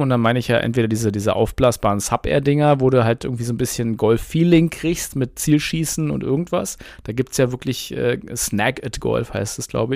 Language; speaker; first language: German; native; German